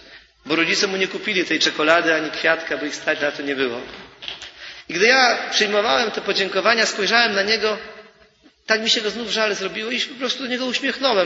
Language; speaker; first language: Polish; native; Polish